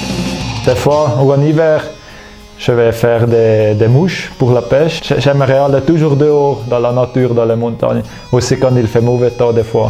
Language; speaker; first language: French; non-native, local second language; German